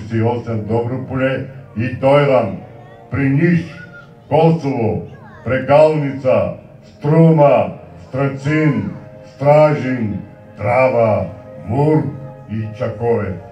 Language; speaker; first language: Bulgarian; native; Bulgarian